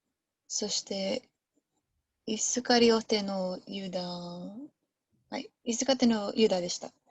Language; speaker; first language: Japanese; non-native, learner; English